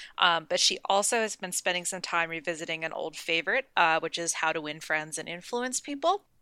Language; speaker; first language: English; native; English